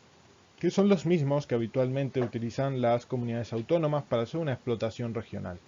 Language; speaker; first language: Spanish; native; Spanish